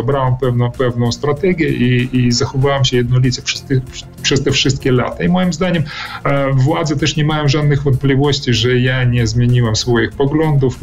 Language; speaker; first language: Polish; early bilingual, heritage; Polish